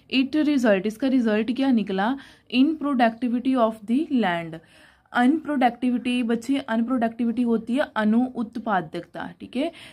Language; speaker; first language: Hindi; non-native, local second language; Punjabi